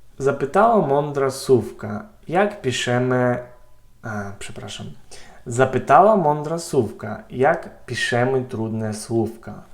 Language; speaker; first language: Polish; non-native, learner; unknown